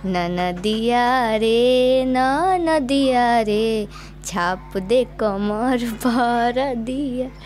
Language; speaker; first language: Hindi; non-native, local second language; Bhojpuri